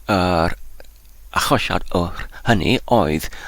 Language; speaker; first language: Welsh; non-native, learner; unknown